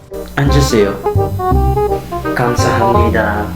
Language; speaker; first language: Korean; non-native, learner; Filipino